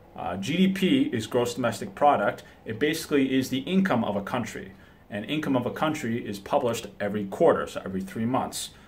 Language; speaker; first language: English; early bilingual, other home language; Japanese